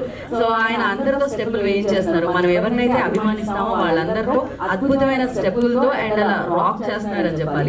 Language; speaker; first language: Telugu; native; Telugu